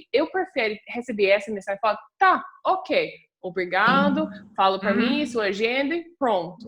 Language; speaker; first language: Portuguese; non-native, fluent; English